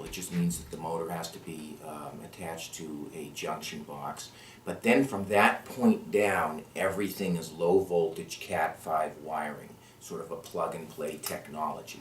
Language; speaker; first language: English; native; English